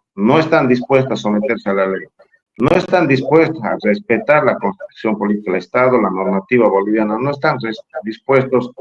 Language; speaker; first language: Spanish; native; Spanish